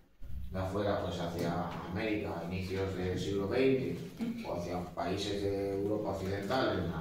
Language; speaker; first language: Spanish; native; Spanish